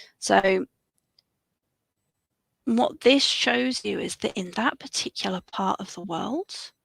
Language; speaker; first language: English; native; English